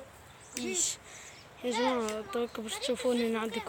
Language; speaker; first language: Arabic; native; Arabic